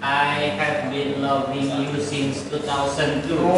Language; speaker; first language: English; non-native, learner; Indonesian